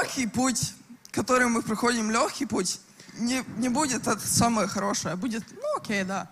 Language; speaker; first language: Russian; non-native, local second language; Latvian